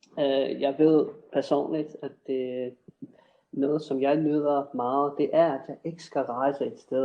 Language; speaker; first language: Danish; non-native, fluent; English